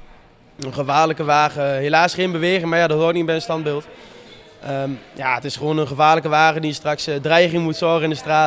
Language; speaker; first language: Dutch; native; Dutch